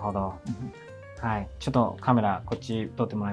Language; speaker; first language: Japanese; native; Japanese